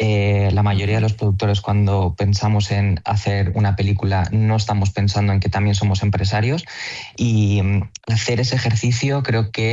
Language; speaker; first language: Spanish; native; Spanish